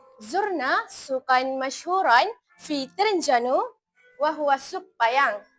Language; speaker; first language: Arabic; non-native, learner; Malay